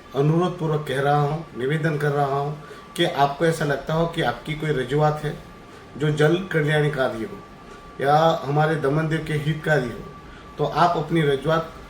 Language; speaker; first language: Hindi; non-native, local second language; Gujarati